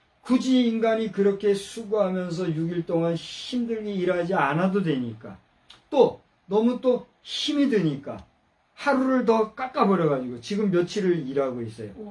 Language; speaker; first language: Korean; native; Korean